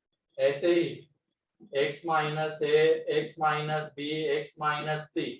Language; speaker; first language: Hindi; native; Hindi